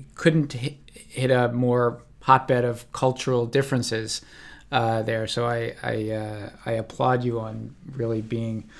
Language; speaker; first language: English; native; English